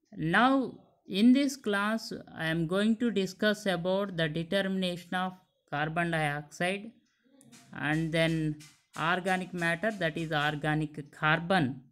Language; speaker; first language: English; non-native, local second language; Telugu